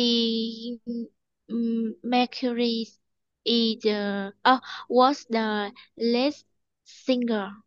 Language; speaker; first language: English; non-native, learner; Vietnamese